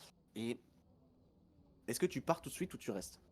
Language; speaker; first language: French; native; French